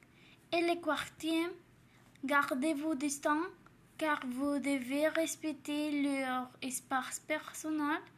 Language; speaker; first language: French; non-native, learner; Spanish